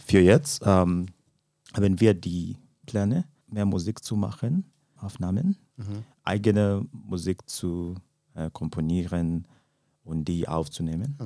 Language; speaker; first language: German; non-native, fluent; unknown